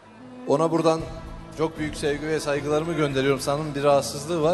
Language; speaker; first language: Turkish; native; Turkish